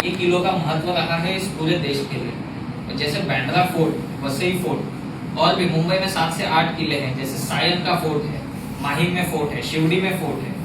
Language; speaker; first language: Hindi; non-native, local second language; Marathi